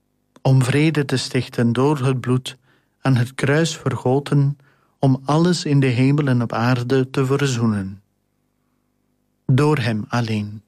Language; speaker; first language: Dutch; native; Dutch